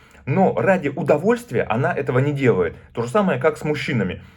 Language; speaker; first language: Russian; native; Russian